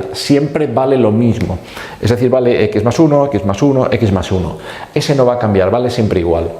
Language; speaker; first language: Spanish; native; Spanish